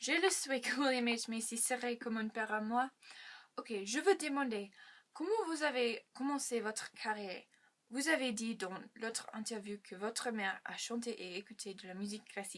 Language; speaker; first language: French; non-native, learner; English